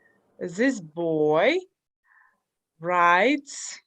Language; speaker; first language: English; non-native, learner; Russian